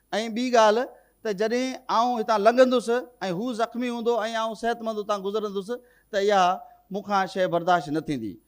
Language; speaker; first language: Sindhi; native; Sindhi